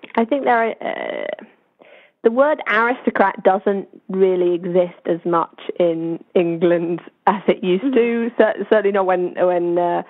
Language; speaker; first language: English; native; English